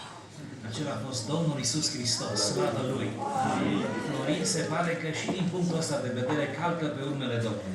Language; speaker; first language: Romanian; native; Romanian